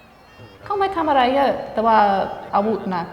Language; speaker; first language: Thai; non-native, fluent; English